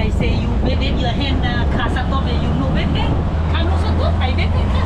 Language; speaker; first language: English; non-native, learner; Hmong